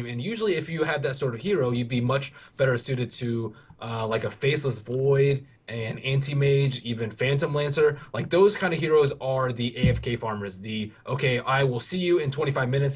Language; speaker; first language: English; native; English